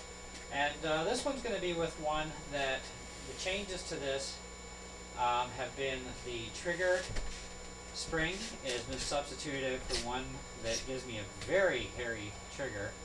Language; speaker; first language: English; native; English